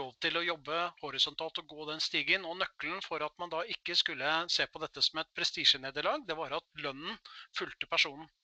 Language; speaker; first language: Norwegian; native; Norwegian